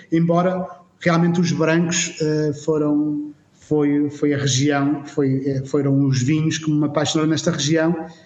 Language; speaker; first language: Portuguese; native; Portuguese